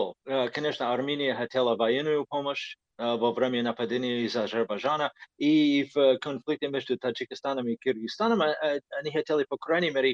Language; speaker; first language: Russian; non-native, fluent; English